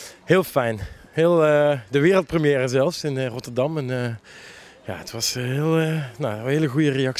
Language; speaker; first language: Dutch; native; Dutch